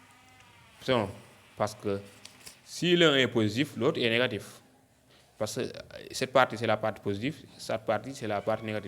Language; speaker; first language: French; non-native, local second language; Wolof